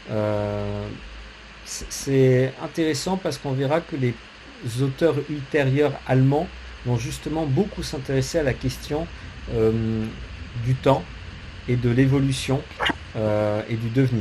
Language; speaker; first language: French; native; French